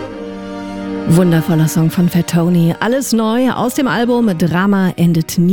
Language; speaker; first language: German; native; German